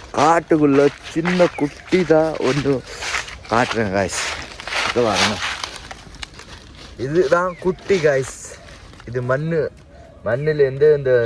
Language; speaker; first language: Tamil; non-native, learner; Nepali